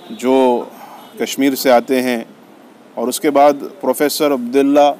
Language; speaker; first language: Urdu; native; Urdu